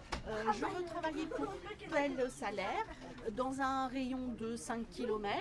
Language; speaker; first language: French; native; French